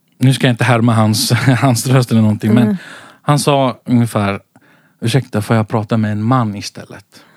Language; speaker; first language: Swedish; early bilingual, other home language; Central Kurdish